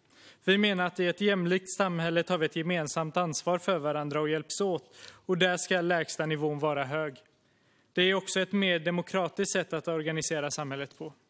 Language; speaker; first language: Swedish; native; Swedish